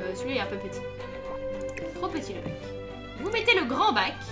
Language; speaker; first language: French; native; French